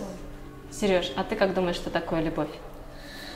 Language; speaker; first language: Russian; native; Russian